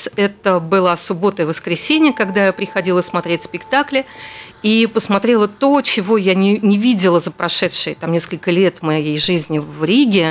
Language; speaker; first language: Russian; native; Russian